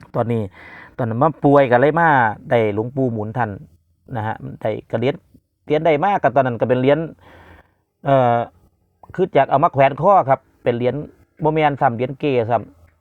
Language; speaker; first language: Thai; native; Thai